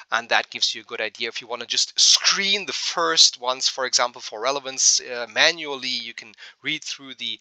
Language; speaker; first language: English; non-native, fluent; German